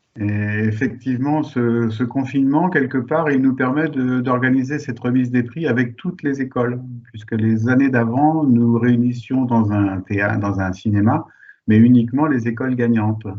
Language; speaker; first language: French; native; French